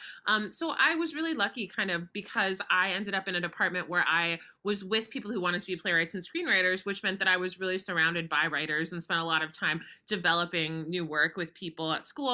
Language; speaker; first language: English; native; English